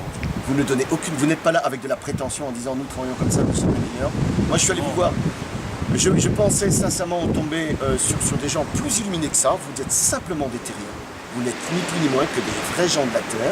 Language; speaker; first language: French; native; French